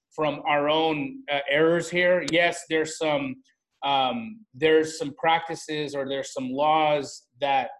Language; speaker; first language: English; native; English